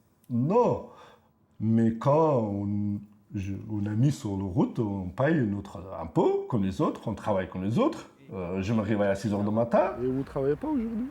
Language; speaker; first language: French; non-native, fluent; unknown